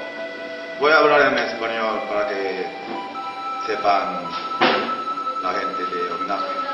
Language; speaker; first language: Spanish; non-native, learner; Japanese